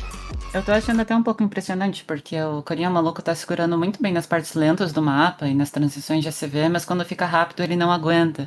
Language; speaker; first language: Portuguese; native; Portuguese